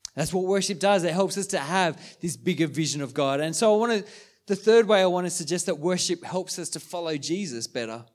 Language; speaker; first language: English; native; English